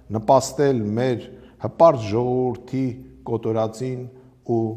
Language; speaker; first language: Armenian; native; Armenian